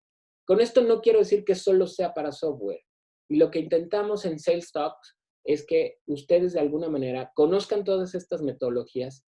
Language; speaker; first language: Spanish; native; Spanish